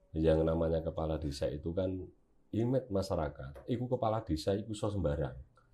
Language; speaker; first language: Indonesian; native; Indonesian